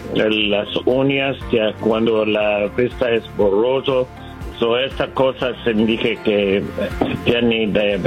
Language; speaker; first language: Spanish; non-native, learner; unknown